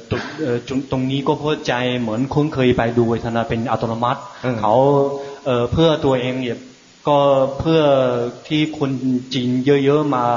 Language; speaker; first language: Thai; non-native, fluent; Chinese